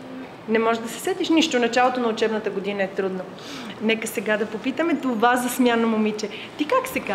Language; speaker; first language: Bulgarian; native; Bulgarian